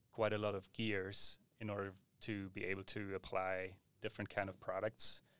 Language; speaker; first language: English; non-native, fluent; German